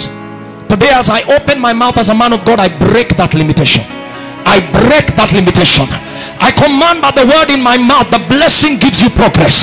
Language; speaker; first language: English; non-native, local second language; Swahili